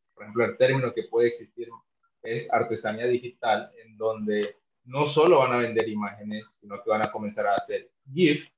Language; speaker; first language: Spanish; non-native, local second language; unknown